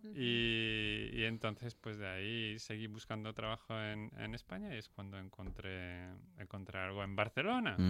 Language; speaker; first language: Spanish; non-native, fluent; French